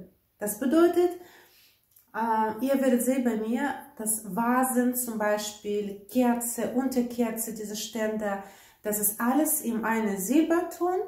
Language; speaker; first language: German; non-native, fluent; Russian